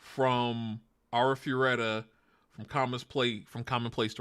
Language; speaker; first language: English; native; English